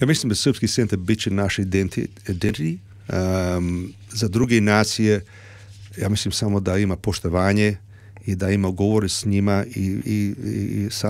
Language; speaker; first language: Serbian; early bilingual, heritage; Serbian